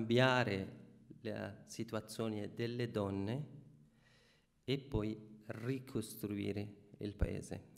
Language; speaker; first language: Italian; non-native, fluent; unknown